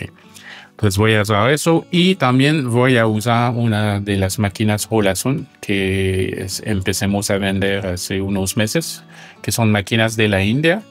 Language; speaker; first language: Spanish; non-native, fluent; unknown